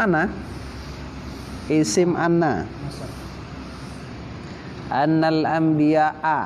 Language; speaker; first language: Arabic; non-native, fluent; Indonesian